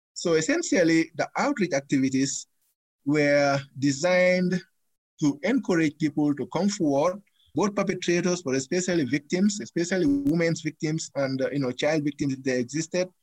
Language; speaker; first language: English; non-native, local second language; Fula